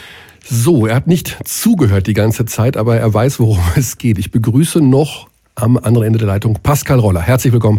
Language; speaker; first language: German; native; German